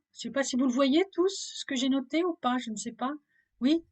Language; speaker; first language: French; native; French